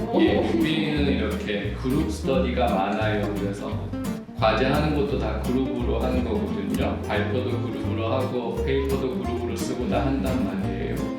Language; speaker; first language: Korean; native; Korean